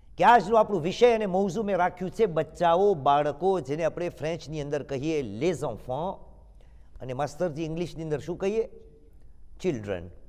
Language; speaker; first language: Gujarati; early bilingual, heritage; Gujarati